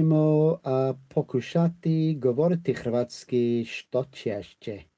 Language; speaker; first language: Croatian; non-native, learner; English